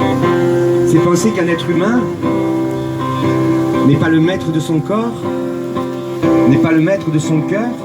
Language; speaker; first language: French; native; French